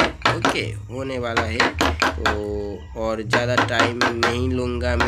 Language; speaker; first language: Hindi; non-native, local second language; Bangla